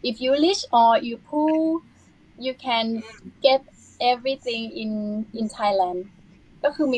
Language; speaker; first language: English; non-native, learner; Thai